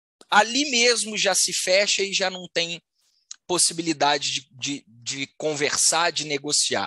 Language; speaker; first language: Portuguese; native; Portuguese